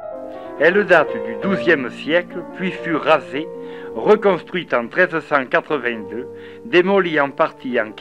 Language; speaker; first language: French; native; French